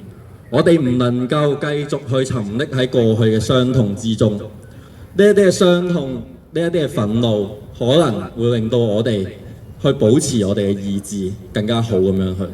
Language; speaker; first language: Cantonese; native; Cantonese